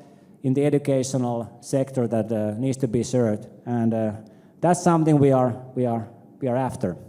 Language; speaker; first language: English; non-native, fluent; Finnish